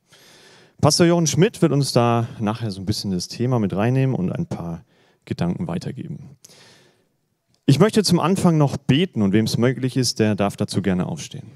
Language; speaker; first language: German; native; German